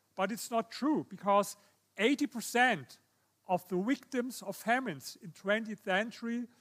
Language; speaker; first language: English; non-native, fluent; German